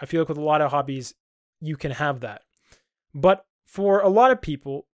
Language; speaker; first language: English; native; English